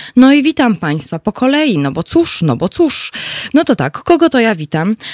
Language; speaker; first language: Polish; native; Polish